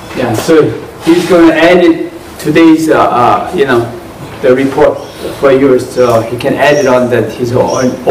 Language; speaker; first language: English; non-native, fluent; Korean